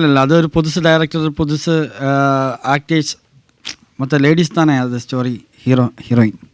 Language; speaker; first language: Tamil; non-native, learner; Malayalam